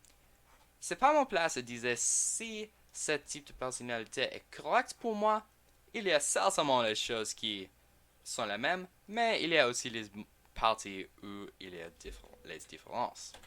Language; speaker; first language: French; non-native, learner; English